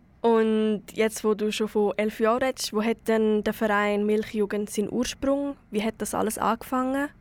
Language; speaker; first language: German; native; German